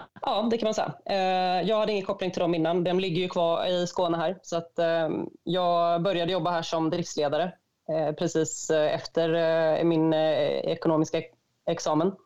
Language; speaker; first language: Swedish; native; Swedish